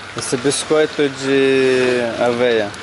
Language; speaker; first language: Portuguese; non-native, learner; Russian